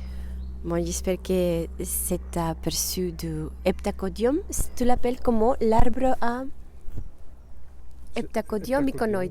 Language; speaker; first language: French; non-native, fluent; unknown